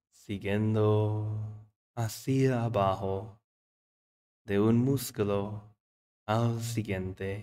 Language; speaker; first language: Spanish; non-native, fluent; English